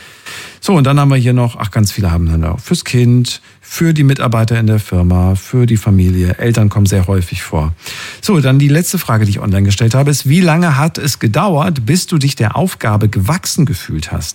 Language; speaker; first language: German; native; German